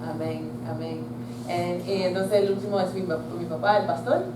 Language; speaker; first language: Spanish; early bilingual, heritage; Spanish